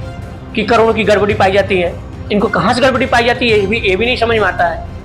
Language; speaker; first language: Hindi; native; Hindi